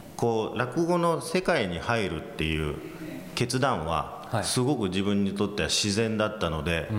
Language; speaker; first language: Japanese; early bilingual, heritage; English